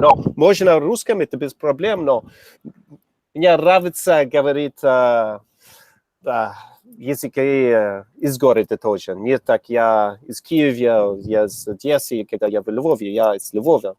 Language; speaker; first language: Russian; non-native, learner; English